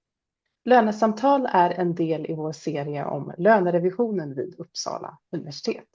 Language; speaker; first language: Swedish; native; Swedish